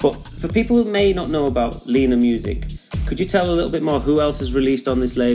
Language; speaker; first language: English; native; English